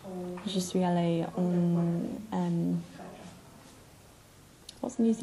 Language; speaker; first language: French; non-native, learner; English